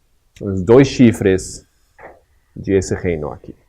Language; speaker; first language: Portuguese; non-native, fluent; Spanish